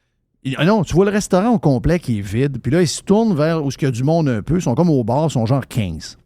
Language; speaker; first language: French; native; French